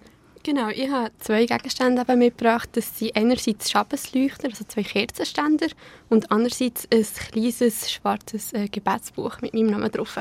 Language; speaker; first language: German; early bilingual, other home language; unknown